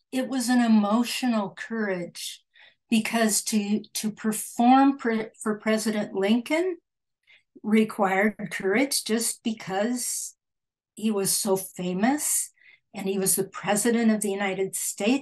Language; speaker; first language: English; early bilingual, other home language; Spanish